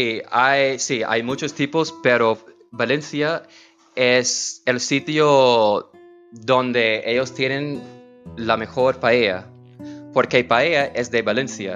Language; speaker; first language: Spanish; non-native, learner; English